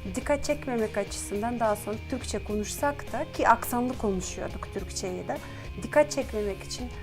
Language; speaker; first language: Turkish; non-native, fluent; Gagauz